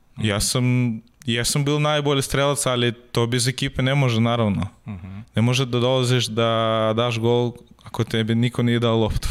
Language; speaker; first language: Serbian; non-native, learner; Russian